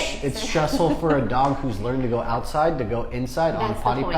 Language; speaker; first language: English; native; English